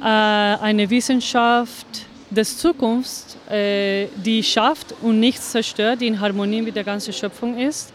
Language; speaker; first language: German; non-native, fluent; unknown